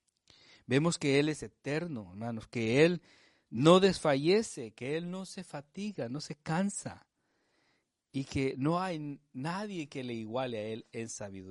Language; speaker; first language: Spanish; native; Spanish